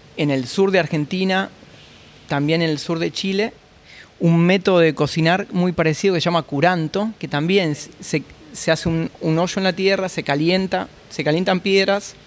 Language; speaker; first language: Spanish; native; Spanish